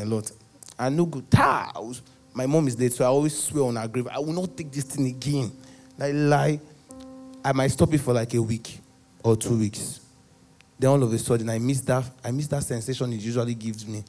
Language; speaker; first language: English; non-native, local second language; Yoruba